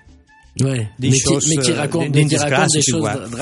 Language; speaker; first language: French; native; French